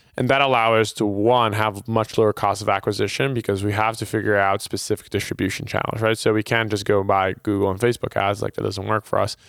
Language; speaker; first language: English; non-native, fluent; Portuguese